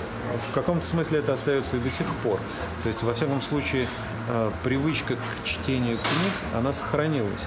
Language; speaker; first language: Russian; native; Russian